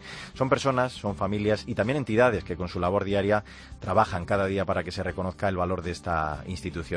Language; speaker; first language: Spanish; native; Spanish